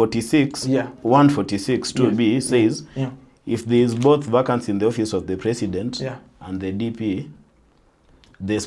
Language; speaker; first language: English; non-native, local second language; Swahili